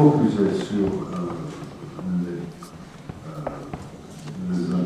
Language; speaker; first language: French; non-native, fluent; English